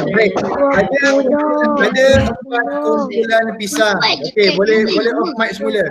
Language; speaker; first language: Malay; native; Malay